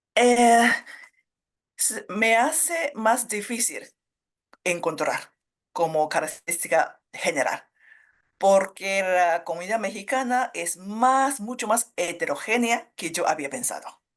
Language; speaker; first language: Spanish; non-native, fluent; Japanese